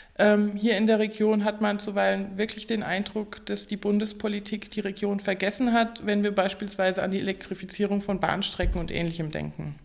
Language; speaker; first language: German; native; German